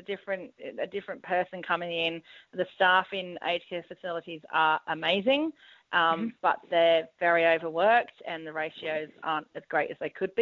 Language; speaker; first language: English; native; English